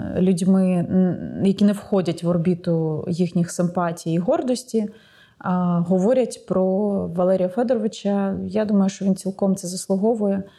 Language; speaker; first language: Ukrainian; non-native, local second language; Russian